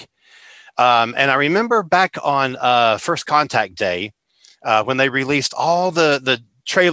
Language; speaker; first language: English; native; English